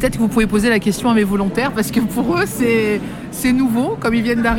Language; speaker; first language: French; native; French